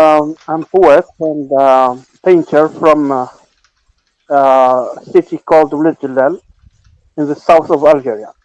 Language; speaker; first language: English; non-native, local second language; Arabic